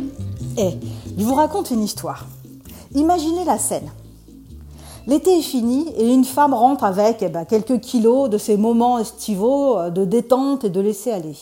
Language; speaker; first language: French; native; French